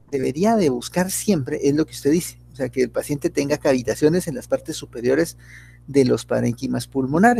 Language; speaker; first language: Spanish; native; Spanish